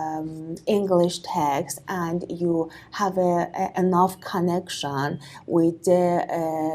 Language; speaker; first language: English; non-native, learner; Persian